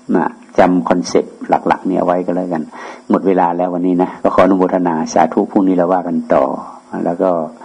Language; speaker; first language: Thai; native; Thai